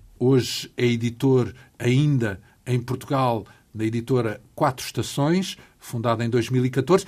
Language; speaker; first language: Portuguese; native; Portuguese